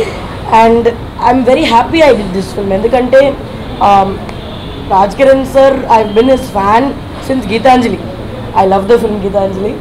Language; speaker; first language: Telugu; non-native, fluent; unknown